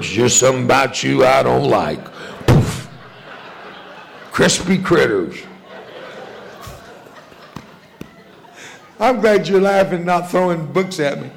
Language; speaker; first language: English; early bilingual, other home language; Spanish